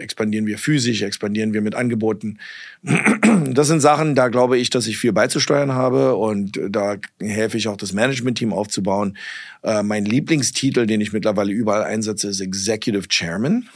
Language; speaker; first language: German; early bilingual, heritage; German